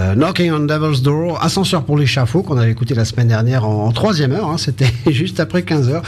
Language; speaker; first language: French; native; French